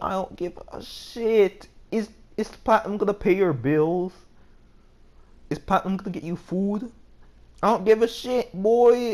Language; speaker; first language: English; native; English